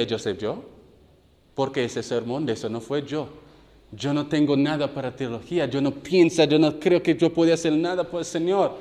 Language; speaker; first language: Spanish; non-native, learner; English